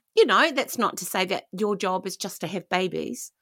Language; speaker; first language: English; native; English